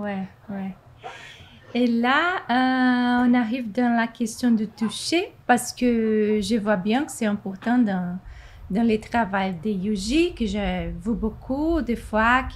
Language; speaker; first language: French; non-native, fluent; Portuguese